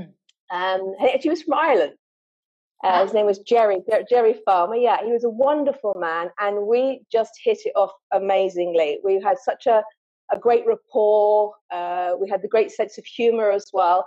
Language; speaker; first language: English; native; English